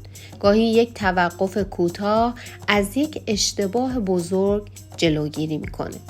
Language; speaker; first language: Persian; native; Persian